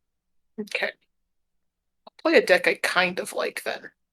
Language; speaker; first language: English; native; English